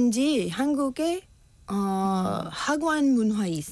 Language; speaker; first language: Korean; non-native, learner; English